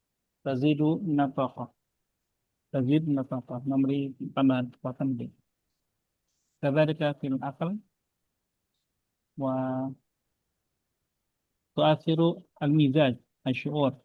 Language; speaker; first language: Arabic; non-native, fluent; Indonesian